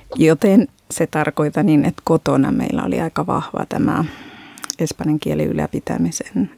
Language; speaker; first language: Finnish; non-native, fluent; Spanish